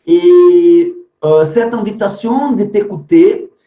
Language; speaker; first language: French; non-native, fluent; Portuguese